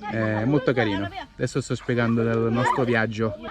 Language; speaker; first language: Italian; native; Italian